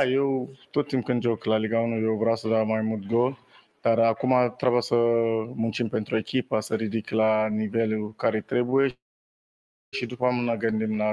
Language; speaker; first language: Romanian; non-native, learner; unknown